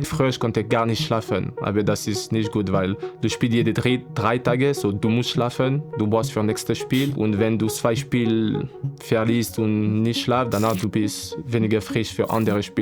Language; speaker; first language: German; non-native, fluent; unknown